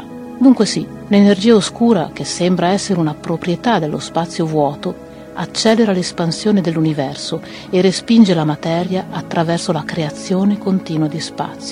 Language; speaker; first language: Italian; native; Italian